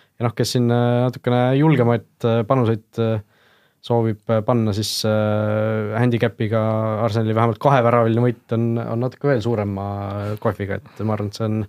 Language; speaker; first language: Estonian; native; Estonian